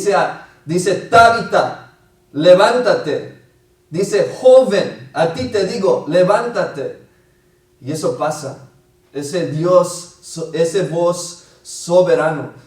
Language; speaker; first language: Spanish; non-native, fluent; English